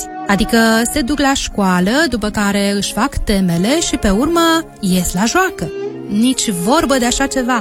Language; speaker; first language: Romanian; native; Romanian